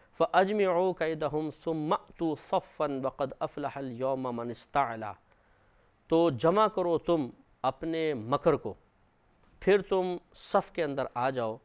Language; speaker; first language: Urdu; native; Urdu